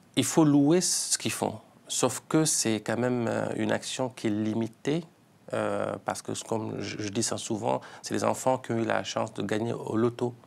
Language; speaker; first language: French; non-native, local second language; Fula